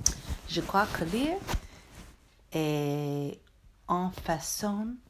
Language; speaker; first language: French; non-native, learner; English